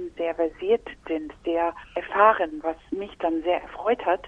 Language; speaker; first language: German; non-native, fluent; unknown